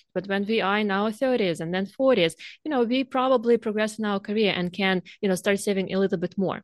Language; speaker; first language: English; non-native, fluent; Russian